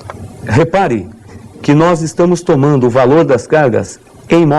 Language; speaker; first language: Portuguese; native; Portuguese